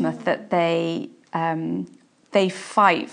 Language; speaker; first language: English; native; English